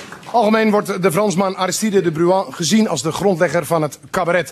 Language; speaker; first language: Dutch; native; Dutch